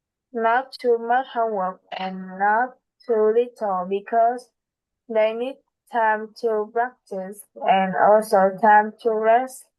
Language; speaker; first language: English; non-native, learner; Vietnamese